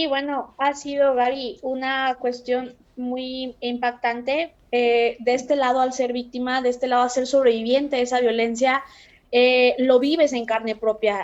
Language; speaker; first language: Spanish; native; Spanish